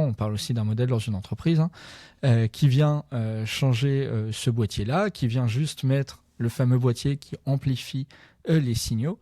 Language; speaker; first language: French; native; French